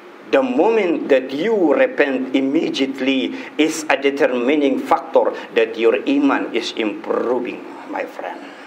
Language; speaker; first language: English; non-native, local second language; Filipino